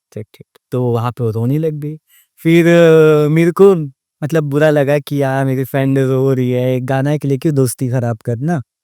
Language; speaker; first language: Hindi; non-native, local second language; Odia